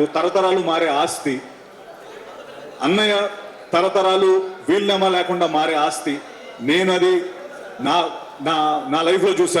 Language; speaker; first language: Telugu; native; Telugu